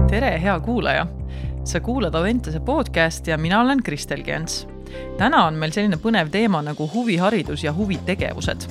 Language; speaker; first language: Estonian; native; Estonian